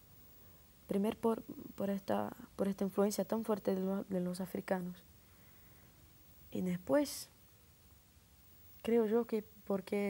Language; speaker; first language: Spanish; non-native, fluent; Portuguese